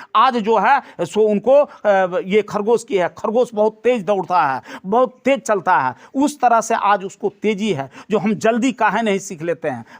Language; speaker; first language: Hindi; native; Hindi